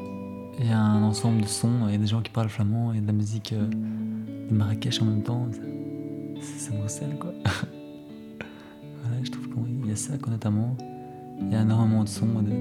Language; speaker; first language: French; native; French